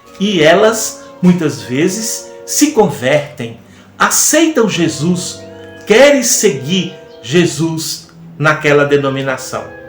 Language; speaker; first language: Portuguese; native; Portuguese